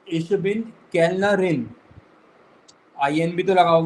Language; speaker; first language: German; non-native, fluent; Hindi